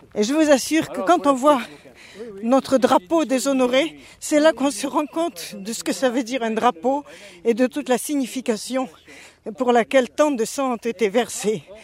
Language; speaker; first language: French; native; French